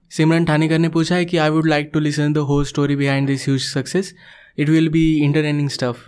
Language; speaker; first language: Hindi; non-native, local second language; Marathi